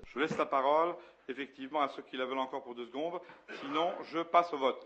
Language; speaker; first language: French; native; French